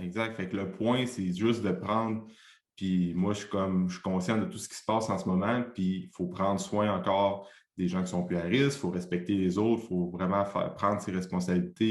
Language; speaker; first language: French; native; French